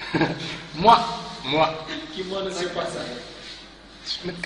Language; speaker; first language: French; non-native, local second language; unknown